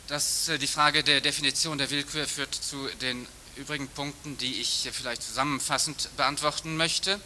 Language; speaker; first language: German; native; German